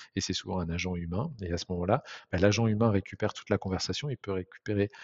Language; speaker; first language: French; native; French